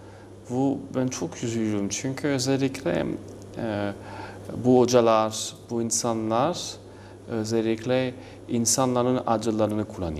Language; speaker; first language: Turkish; non-native, learner; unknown